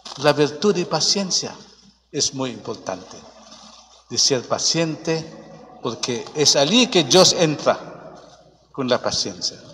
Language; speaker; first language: Spanish; non-native, fluent; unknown